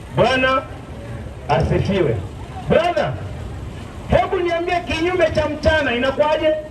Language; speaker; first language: Swahili; non-native, local second language; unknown